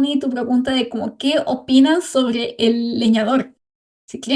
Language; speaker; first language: Spanish; native; Spanish